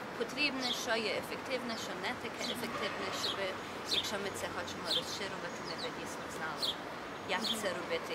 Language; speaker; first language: Ukrainian; early bilingual, heritage; Ukrainian